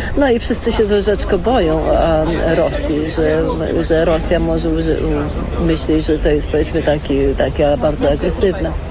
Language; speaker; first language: Polish; early bilingual, heritage; Polish